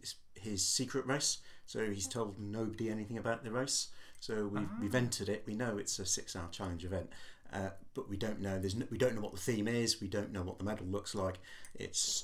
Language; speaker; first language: English; native; English